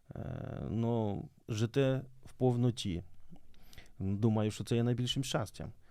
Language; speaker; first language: Ukrainian; native; Ukrainian